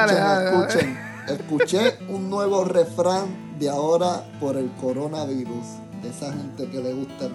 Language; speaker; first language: Spanish; native; Spanish